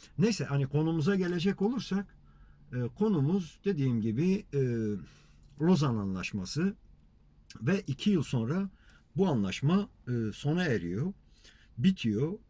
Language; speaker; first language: Turkish; non-native, local second language; Kurdish